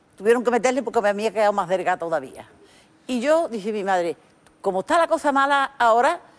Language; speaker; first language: Spanish; native; Spanish